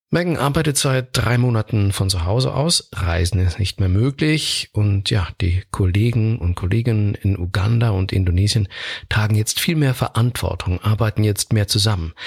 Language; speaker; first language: German; native; German